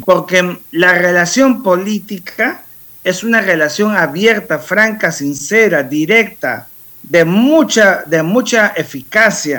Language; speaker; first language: Spanish; native; Spanish